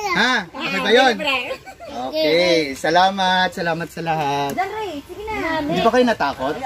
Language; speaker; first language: Filipino; non-native, local second language; Cebuano